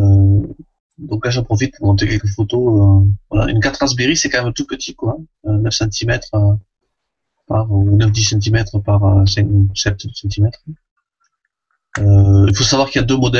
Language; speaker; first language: French; native; French